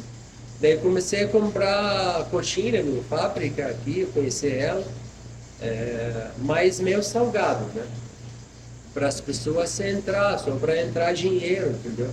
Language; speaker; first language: Portuguese; non-native, fluent; Arabic